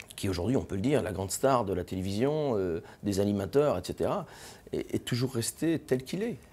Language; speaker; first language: French; native; French